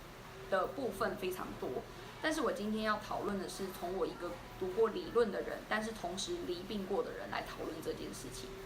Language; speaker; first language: Chinese; native; Chinese